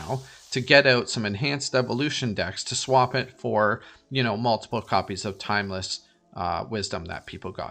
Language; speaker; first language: English; native; English